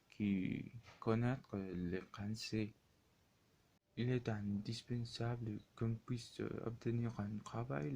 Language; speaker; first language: French; non-native, learner; Spanish